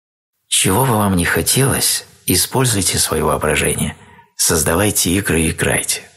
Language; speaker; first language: Russian; native; Russian